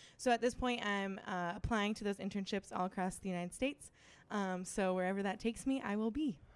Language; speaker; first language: English; native; English